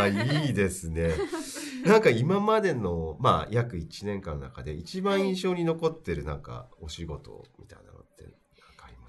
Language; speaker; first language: Japanese; native; Japanese